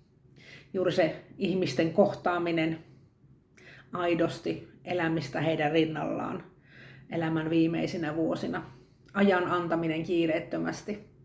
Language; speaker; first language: Finnish; native; Finnish